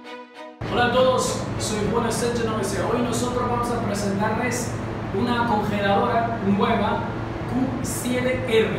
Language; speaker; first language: Spanish; non-native, learner; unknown